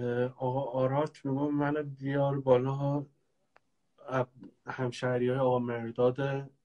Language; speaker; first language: Persian; native; Persian